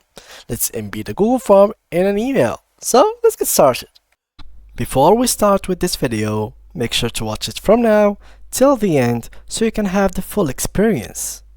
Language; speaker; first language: English; non-native, fluent; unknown